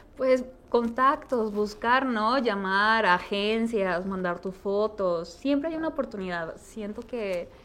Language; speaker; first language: Spanish; native; Spanish